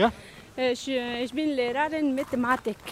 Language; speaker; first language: German; non-native, learner; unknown